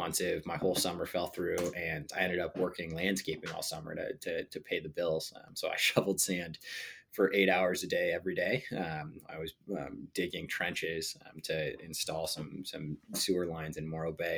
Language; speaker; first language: English; native; English